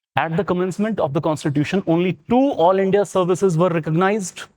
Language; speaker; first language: English; non-native, local second language; Punjabi